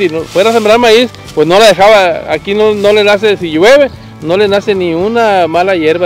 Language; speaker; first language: Spanish; native; Spanish